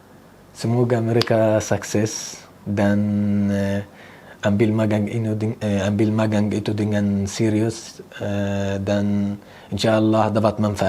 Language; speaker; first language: Indonesian; non-native, learner; Arabic